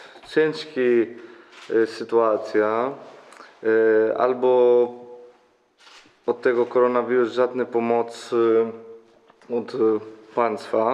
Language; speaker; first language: Polish; non-native, learner; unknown